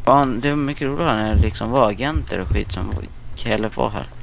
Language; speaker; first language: Swedish; native; Swedish